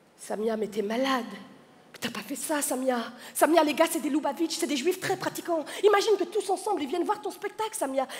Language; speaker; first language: French; native; French